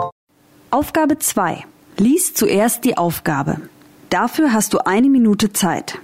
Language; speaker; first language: German; native; German